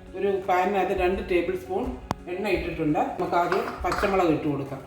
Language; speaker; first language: Malayalam; native; Malayalam